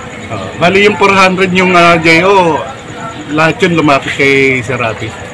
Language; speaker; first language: Filipino; native; Filipino